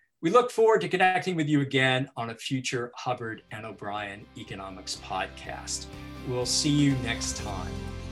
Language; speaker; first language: English; native; English